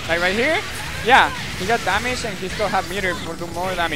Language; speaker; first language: English; non-native, learner; Spanish